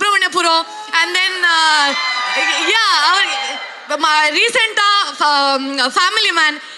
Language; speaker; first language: Tamil; non-native, learner; Kannada